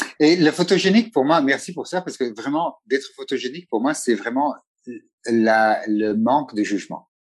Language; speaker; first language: French; non-native, fluent; Italian